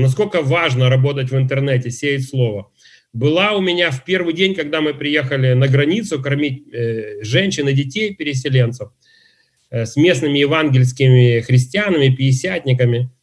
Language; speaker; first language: Russian; native; Russian